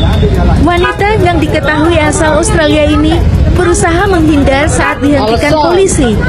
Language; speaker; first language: Indonesian; native; Indonesian